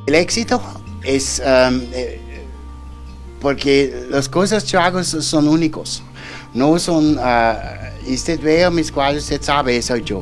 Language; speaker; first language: Spanish; non-native, learner; German